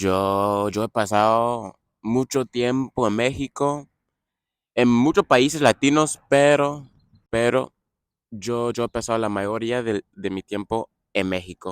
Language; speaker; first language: Spanish; non-native, fluent; English